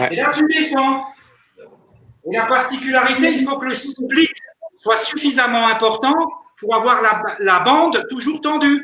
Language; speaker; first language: French; native; French